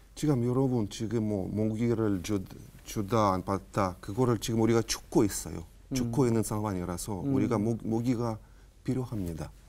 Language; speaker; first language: Korean; non-native, fluent; Ukrainian